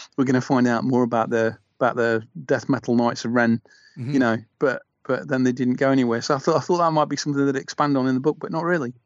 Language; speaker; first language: English; native; English